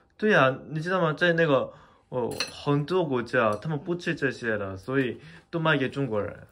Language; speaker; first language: Chinese; non-native, fluent; Korean